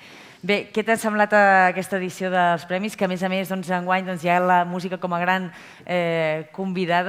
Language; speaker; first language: Catalan; native; Catalan